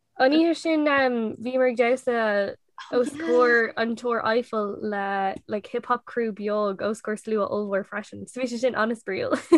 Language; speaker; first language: Irish; non-native, local second language; English